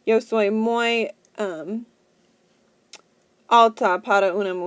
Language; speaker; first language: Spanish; non-native, fluent; English